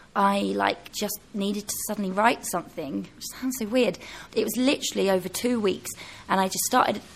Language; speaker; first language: English; native; English